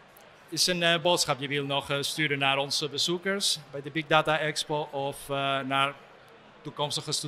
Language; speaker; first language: Dutch; non-native, fluent; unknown